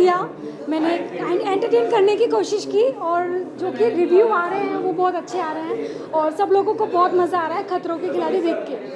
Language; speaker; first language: Hindi; native; Hindi